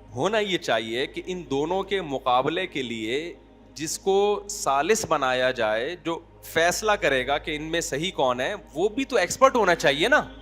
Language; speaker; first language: Urdu; native; Urdu